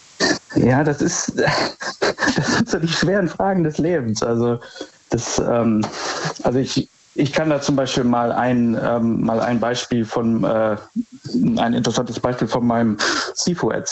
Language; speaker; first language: German; native; German